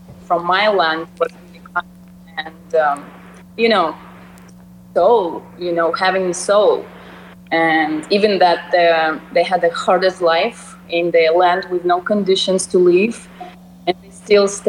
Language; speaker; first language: English; non-native, fluent; Russian